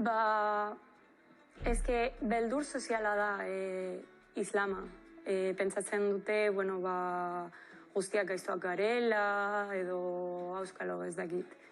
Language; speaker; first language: Basque; non-native, local second language; Spanish